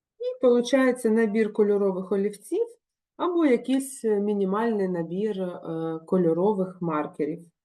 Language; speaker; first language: Ukrainian; non-native, local second language; Russian